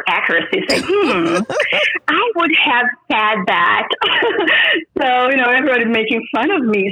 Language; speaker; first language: English; non-native, fluent; Portuguese